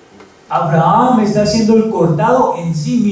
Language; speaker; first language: Spanish; native; Spanish